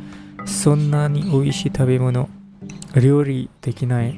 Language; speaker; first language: Japanese; non-native, learner; English